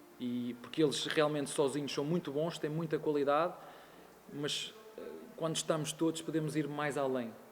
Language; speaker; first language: Portuguese; native; Portuguese